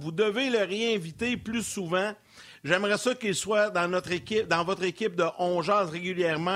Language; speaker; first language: French; native; French